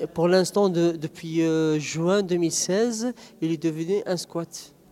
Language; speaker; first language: French; non-native, local second language; Arabic